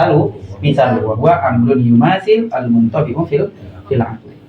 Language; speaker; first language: Arabic; non-native, fluent; Indonesian